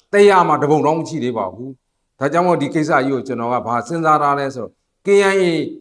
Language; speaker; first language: Burmese; non-native, local second language; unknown